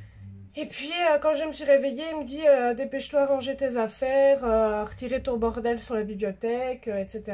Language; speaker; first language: French; native; French